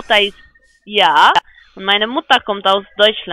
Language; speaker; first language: German; non-native, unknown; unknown